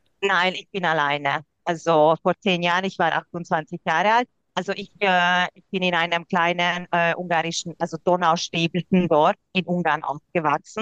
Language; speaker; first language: German; non-native, local second language; Hungarian